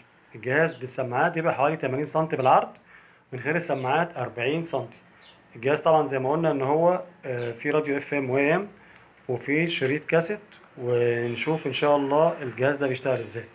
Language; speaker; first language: Arabic; native; Arabic